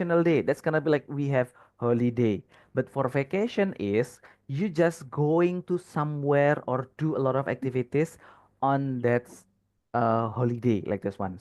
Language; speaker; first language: English; non-native, fluent; Indonesian